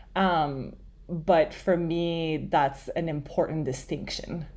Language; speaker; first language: English; non-native, fluent; French